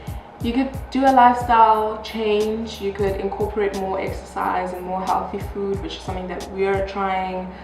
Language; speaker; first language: English; non-native, local second language; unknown